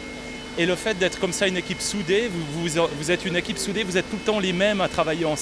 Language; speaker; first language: French; native; French